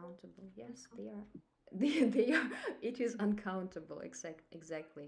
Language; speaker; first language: English; non-native, fluent; Russian